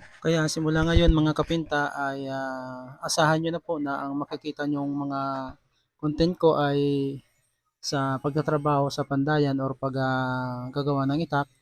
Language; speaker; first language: Filipino; non-native, local second language; Bikol